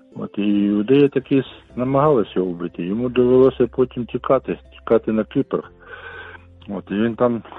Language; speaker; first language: Ukrainian; non-native, local second language; Russian